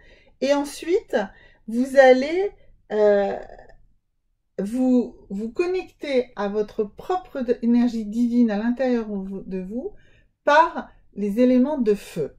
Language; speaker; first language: French; native; French